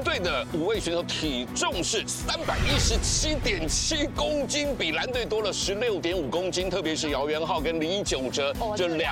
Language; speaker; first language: Chinese; native; Chinese